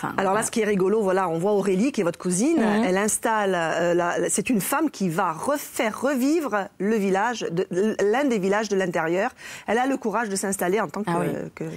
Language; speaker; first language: French; native; French